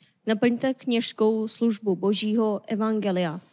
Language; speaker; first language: Czech; non-native, fluent; Korean